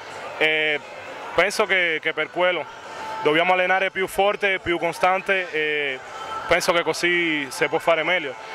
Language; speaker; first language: Italian; non-native, learner; Spanish